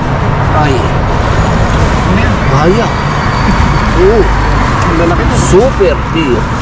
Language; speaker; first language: Spanish; non-native, learner; Filipino